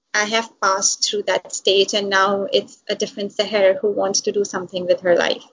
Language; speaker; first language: English; non-native, local second language; Urdu